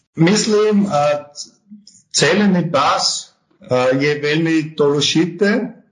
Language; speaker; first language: Slovak; non-native, learner; German